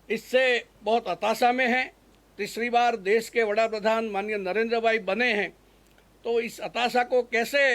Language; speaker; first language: Hindi; non-native, local second language; Gujarati